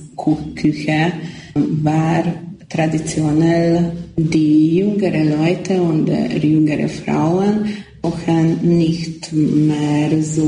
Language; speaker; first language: German; non-native, local second language; Hungarian